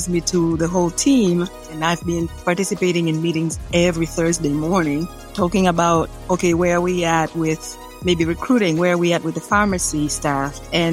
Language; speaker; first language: English; non-native, local second language; Swahili